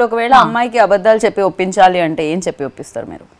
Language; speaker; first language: Telugu; native; Telugu